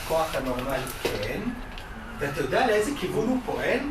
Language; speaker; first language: Hebrew; native; Hebrew